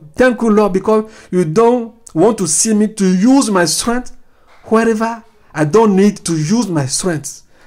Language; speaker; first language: English; non-native, fluent; Ewe